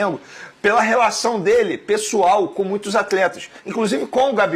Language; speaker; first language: Portuguese; native; Portuguese